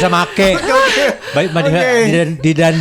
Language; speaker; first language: Indonesian; native; Indonesian